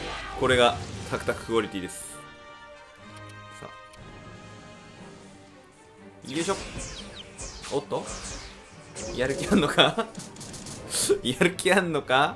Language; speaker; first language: Japanese; native; Japanese